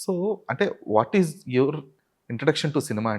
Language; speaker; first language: Telugu; native; Telugu